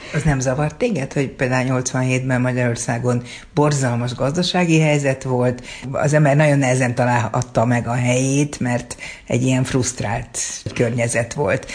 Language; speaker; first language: Hungarian; native; Hungarian